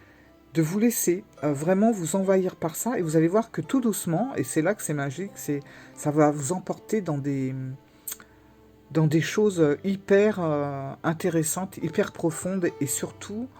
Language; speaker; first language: French; native; French